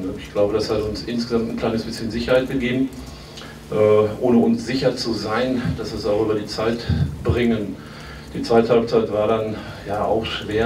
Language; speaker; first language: German; native; German